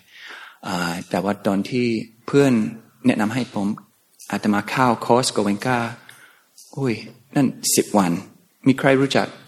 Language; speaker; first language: Thai; non-native, fluent; English